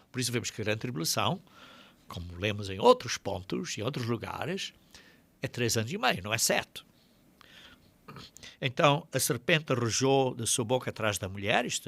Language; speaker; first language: Portuguese; native; Portuguese